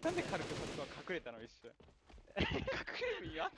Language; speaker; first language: Japanese; native; Japanese